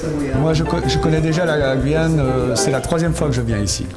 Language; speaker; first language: French; non-native, fluent; Portuguese